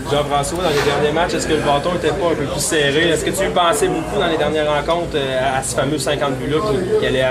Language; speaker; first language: French; native; French